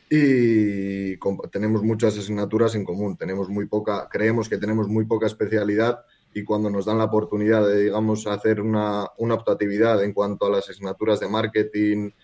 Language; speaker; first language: Spanish; native; Spanish